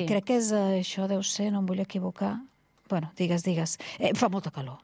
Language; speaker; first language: Catalan; native; Catalan